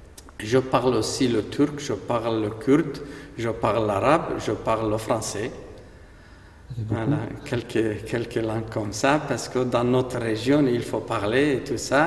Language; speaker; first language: French; non-native, fluent; Aramaic